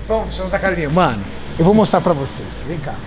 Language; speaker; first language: Portuguese; native; Portuguese